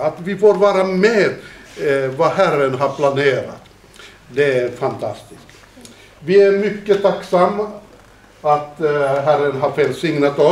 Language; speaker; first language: Swedish; non-native, fluent; Finnish